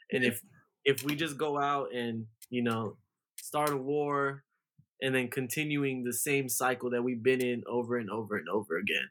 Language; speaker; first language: English; native; English